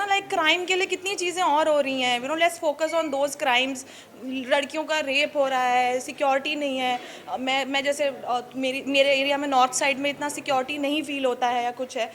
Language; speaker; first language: Hindi; native; Hindi